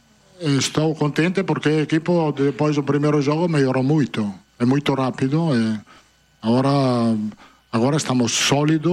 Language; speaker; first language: Portuguese; non-native, fluent; Italian